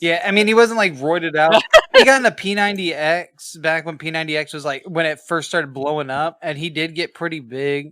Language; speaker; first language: English; native; English